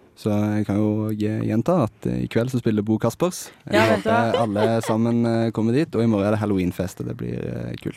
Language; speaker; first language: Norwegian; native; Norwegian